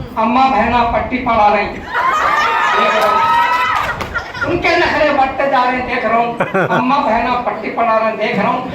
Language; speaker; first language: Hindi; non-native, local second language; Urdu